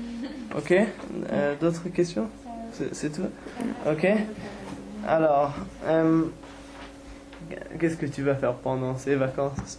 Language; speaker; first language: French; non-native, fluent; English